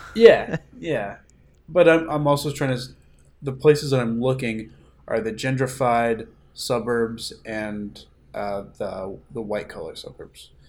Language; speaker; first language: English; native; English